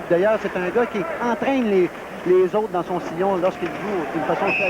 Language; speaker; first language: French; native; French